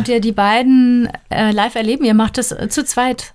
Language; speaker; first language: German; native; German